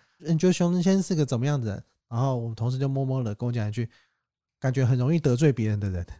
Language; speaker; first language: Chinese; native; Chinese